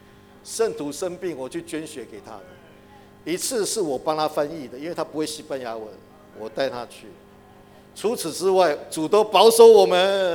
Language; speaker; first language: Chinese; native; Chinese